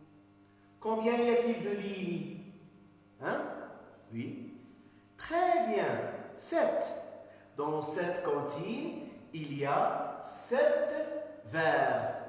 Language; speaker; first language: French; non-native, local second language; Arabic